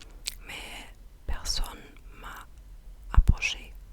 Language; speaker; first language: French; non-native, fluent; English